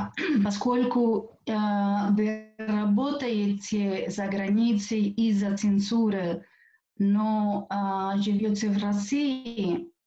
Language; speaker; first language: Russian; non-native, fluent; Catalan